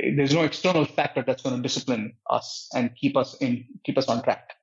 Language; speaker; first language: English; non-native, local second language; Hindi